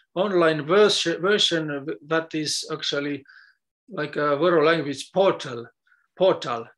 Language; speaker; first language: English; non-native, fluent; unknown